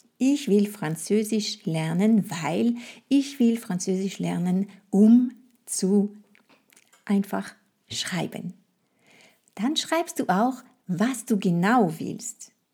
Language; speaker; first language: German; non-native, fluent; French